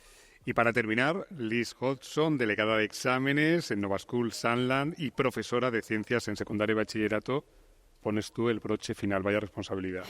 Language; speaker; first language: Spanish; native; Spanish